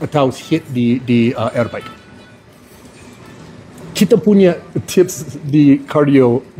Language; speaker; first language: Indonesian; non-native, fluent; English